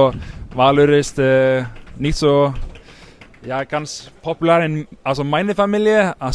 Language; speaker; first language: German; non-native, learner; Icelandic